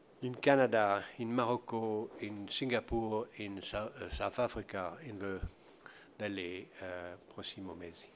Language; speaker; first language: Italian; non-native, fluent; French